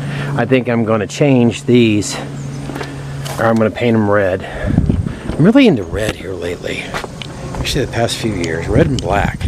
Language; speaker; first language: English; native; English